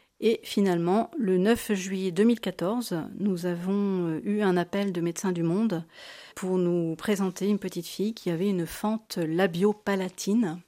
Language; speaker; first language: French; native; French